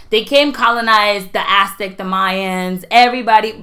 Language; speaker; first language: English; non-native, fluent; Spanish